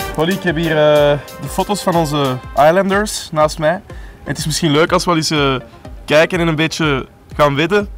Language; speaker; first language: Dutch; native; Dutch